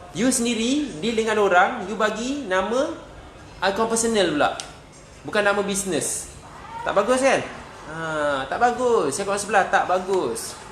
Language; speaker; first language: Malay; native; Malay